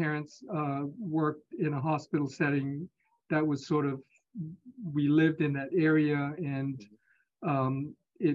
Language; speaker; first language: English; native; English